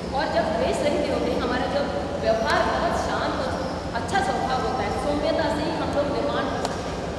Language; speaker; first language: Hindi; native; Hindi